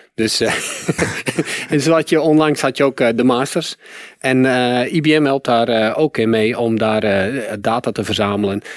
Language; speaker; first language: Dutch; native; Dutch